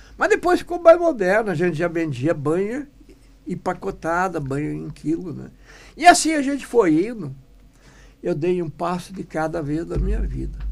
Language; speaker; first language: Portuguese; non-native, local second language; German